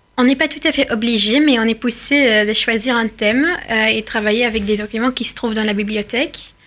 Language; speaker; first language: French; non-native, fluent; Irish